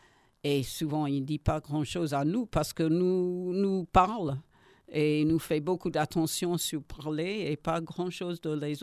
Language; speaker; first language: French; non-native, learner; English